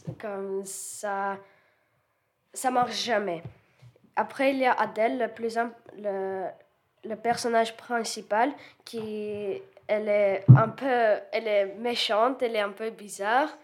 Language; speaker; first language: French; non-native, learner; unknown